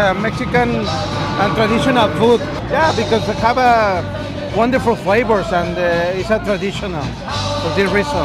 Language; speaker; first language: English; non-native, learner; Spanish